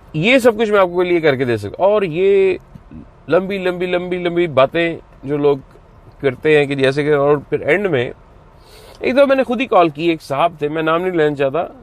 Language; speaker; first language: Urdu; native; Urdu